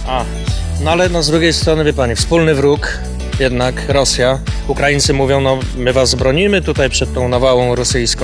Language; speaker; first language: Polish; native; Polish